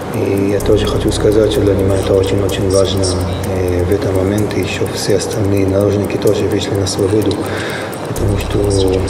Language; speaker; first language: Russian; early bilingual, heritage; Russian